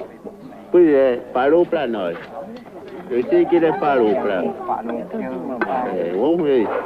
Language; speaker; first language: Portuguese; non-native, local second language; Kayapó